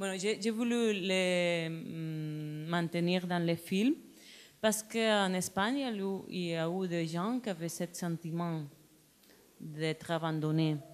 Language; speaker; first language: French; non-native, learner; Spanish